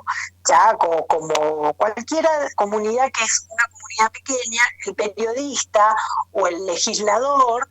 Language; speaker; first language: Spanish; native; Spanish